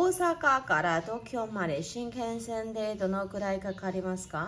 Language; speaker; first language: Japanese; non-native, fluent; Burmese